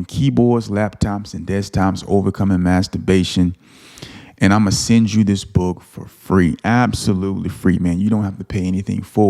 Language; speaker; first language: English; native; English